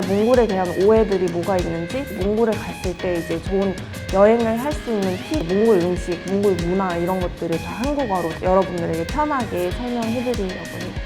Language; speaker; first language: Korean; non-native, fluent; Mongolian